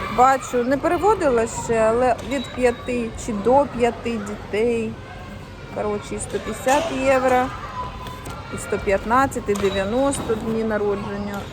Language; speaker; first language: Ukrainian; native; Ukrainian